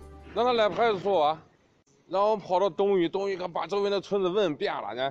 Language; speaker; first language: Chinese; native; Chinese